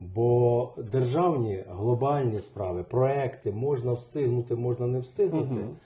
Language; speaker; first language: Ukrainian; native; Ukrainian